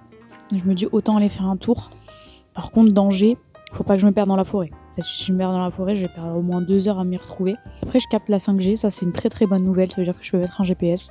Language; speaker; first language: French; native; French